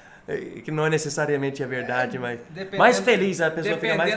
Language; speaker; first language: Portuguese; non-native, fluent; English